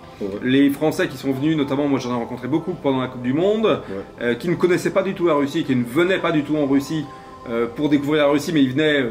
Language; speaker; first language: French; native; French